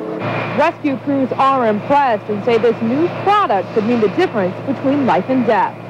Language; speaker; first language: English; native; English